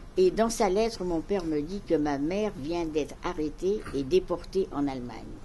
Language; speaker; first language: French; native; French